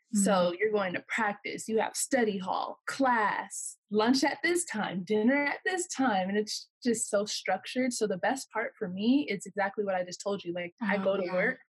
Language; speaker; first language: English; native; English